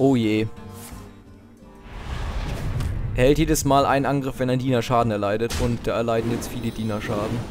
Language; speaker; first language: German; native; German